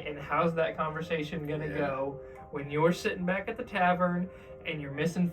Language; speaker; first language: English; native; English